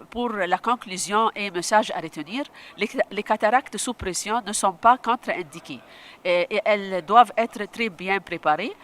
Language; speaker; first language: French; non-native, local second language; Arabic